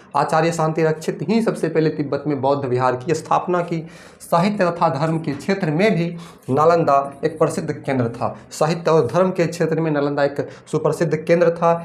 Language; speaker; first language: Hindi; native; Hindi